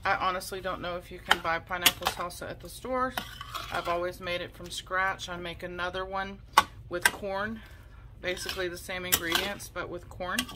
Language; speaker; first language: English; native; English